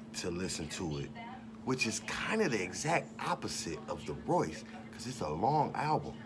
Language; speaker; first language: English; native; English